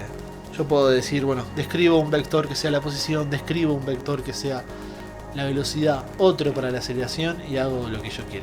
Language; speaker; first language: Spanish; native; Spanish